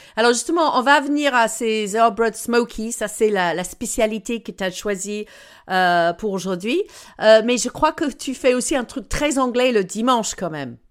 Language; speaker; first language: French; non-native, fluent; English